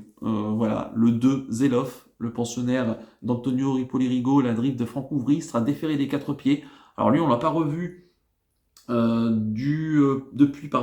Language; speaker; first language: French; native; French